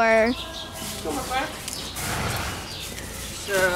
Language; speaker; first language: Dutch; native; Dutch